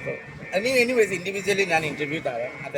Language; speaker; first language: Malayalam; non-native, learner; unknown